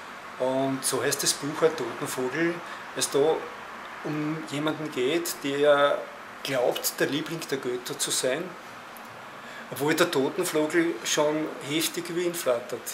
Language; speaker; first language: German; native; German